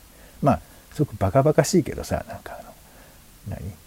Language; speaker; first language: Japanese; native; Japanese